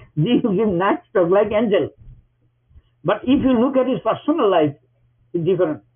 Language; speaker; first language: English; non-native, local second language; Bangla